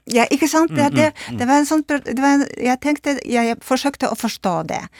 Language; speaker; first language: Norwegian; non-native, fluent; Polish